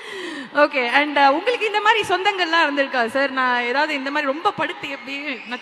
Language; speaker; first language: Tamil; native; Tamil